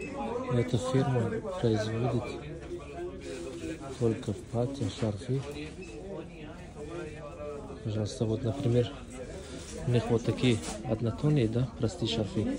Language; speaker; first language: Russian; non-native, fluent; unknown